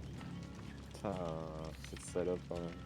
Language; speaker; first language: French; native; French